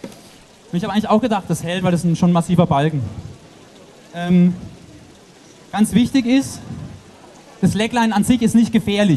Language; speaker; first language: German; native; German